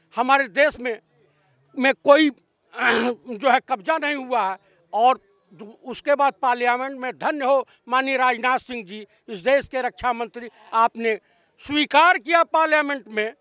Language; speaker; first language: Hindi; native; Hindi